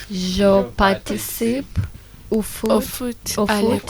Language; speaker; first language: French; non-native, learner; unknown